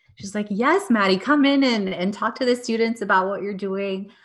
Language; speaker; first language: English; native; English